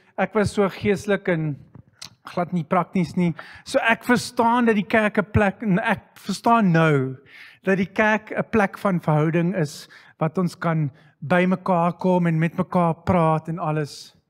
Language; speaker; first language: Afrikaans; non-native, fluent; English